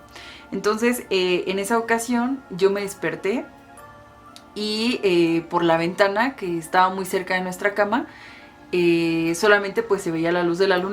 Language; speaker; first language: Spanish; native; Spanish